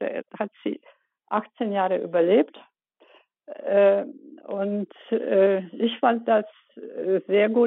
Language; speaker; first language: German; early bilingual, other home language; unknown